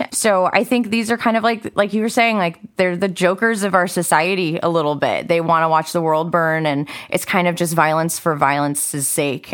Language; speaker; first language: English; native; English